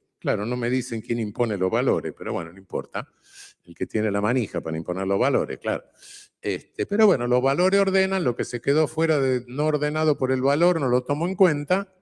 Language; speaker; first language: Spanish; native; Spanish